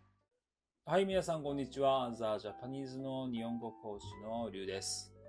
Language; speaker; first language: Japanese; non-native, fluent; Korean